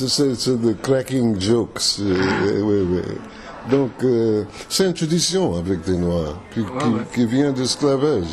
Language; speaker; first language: French; non-native, fluent; English